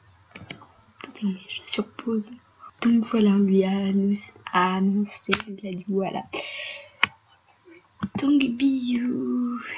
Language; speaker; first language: French; native; French